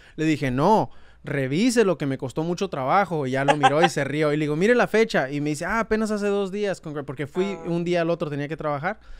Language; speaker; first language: Spanish; native; Spanish